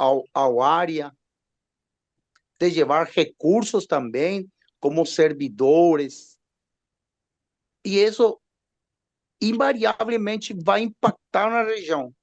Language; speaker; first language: Portuguese; non-native, learner; Spanish